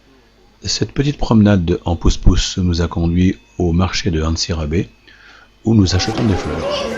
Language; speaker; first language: French; native; French